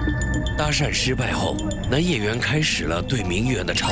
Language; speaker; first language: Chinese; native; Chinese